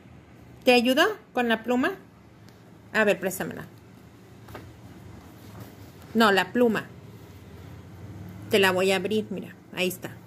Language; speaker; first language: Spanish; native; Spanish